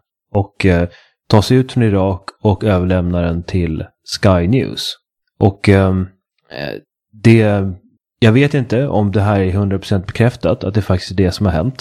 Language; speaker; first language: Swedish; native; Swedish